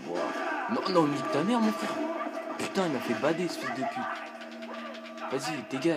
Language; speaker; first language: French; native; French